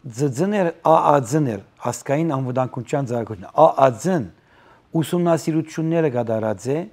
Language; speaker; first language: Armenian; early bilingual, heritage; Armenian